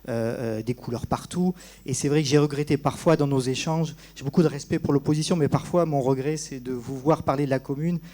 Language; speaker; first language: French; native; French